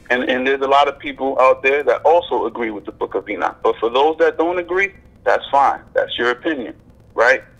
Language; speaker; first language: English; native; English